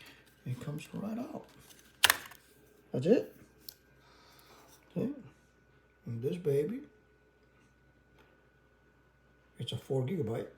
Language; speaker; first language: English; native; English